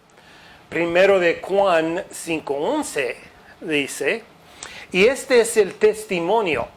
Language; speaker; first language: Spanish; non-native, fluent; English